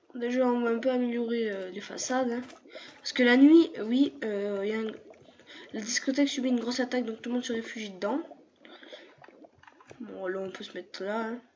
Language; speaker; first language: French; native; French